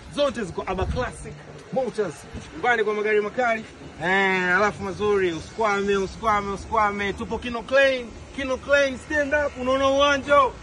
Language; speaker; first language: Swahili; native; Swahili